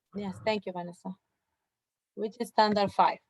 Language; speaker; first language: English; non-native, fluent; Spanish